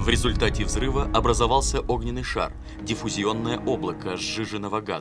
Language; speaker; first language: Russian; native; Russian